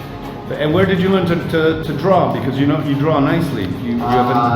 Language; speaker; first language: English; native; English